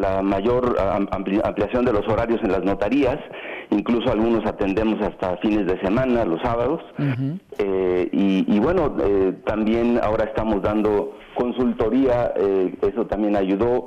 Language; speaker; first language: Spanish; native; Spanish